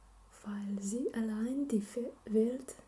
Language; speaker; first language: German; non-native, learner; Slovenian